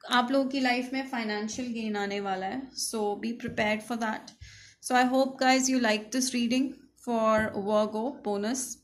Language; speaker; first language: Hindi; native; Hindi